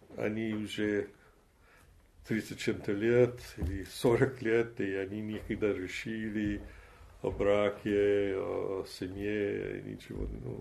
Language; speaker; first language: Russian; non-native, fluent; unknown